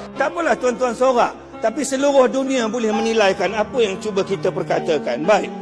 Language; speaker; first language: Malay; non-native, local second language; Chinese